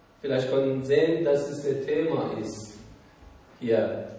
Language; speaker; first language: German; non-native, learner; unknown